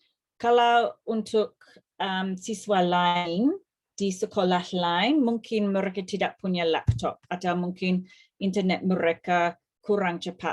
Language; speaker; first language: Indonesian; non-native, fluent; English